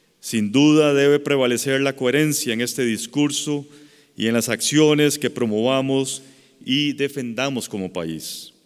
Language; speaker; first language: Spanish; native; Spanish